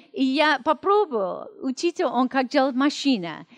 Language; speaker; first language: Russian; non-native, learner; English